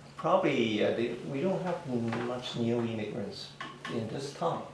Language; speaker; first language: English; non-native, learner; Chinese